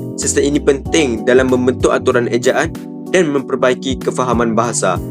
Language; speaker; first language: Malay; native; Malay